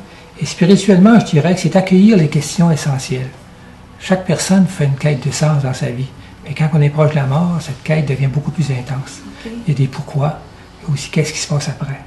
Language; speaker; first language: French; native; French